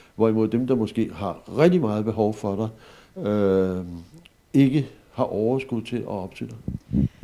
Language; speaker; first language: Danish; native; Danish